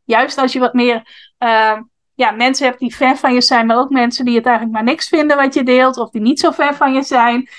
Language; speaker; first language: Dutch; native; Dutch